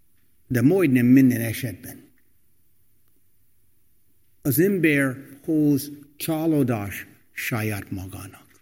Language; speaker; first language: Hungarian; non-native, fluent; English